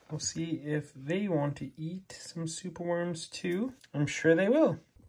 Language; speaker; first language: English; native; English